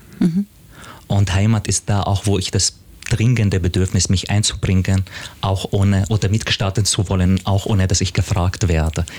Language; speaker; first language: German; non-native, fluent; Arabic